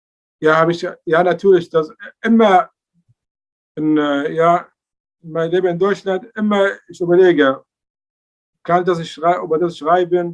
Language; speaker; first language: German; non-native, learner; Arabic